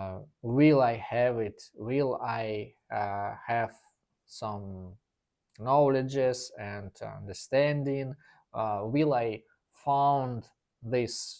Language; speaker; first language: English; non-native, learner; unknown